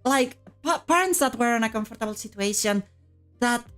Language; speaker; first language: English; non-native, fluent; Spanish